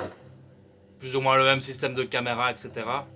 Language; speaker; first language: French; native; French